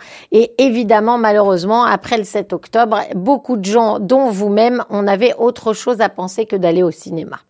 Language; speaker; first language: French; native; French